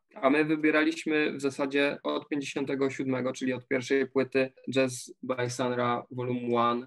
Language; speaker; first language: Polish; native; Polish